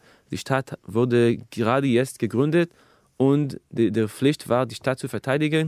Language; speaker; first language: German; non-native, fluent; Hebrew